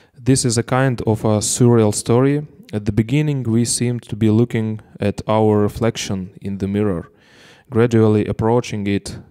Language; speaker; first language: English; non-native, learner; Ukrainian